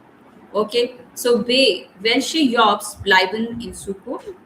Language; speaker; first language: German; non-native, learner; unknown